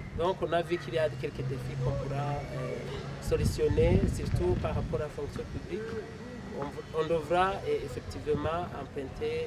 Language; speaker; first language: French; non-native, local second language; Rundi